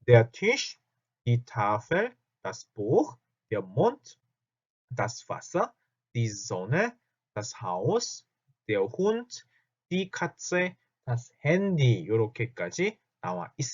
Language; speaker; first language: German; non-native, fluent; Korean